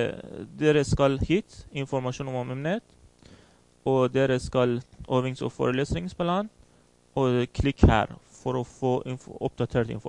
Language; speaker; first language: Norwegian; non-native, fluent; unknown